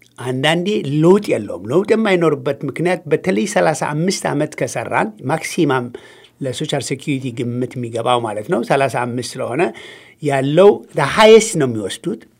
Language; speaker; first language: Amharic; native; Amharic